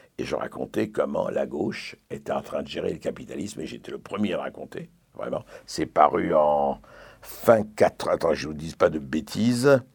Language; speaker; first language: French; native; French